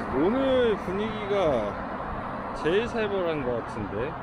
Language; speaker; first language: Korean; native; Korean